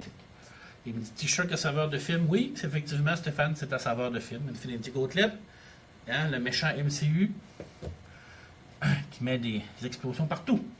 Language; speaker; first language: French; native; French